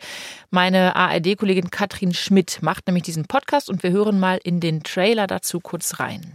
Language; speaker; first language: German; native; German